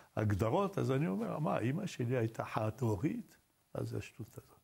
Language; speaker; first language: Hebrew; non-native, fluent; Arabic